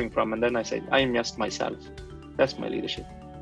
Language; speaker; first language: English; non-native, fluent; Swedish